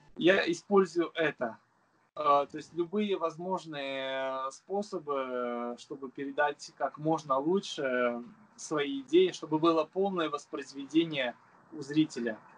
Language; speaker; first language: Russian; non-native, local second language; Romanian